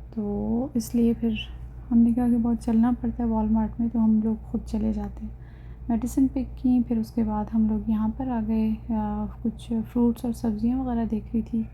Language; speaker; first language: Urdu; native; Urdu